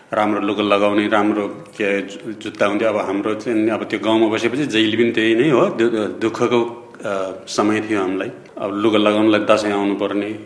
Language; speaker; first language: Nepali; non-native, local second language; Eastern Tamang